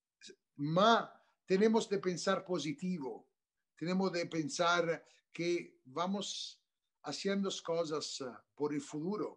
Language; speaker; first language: Spanish; non-native, learner; Italian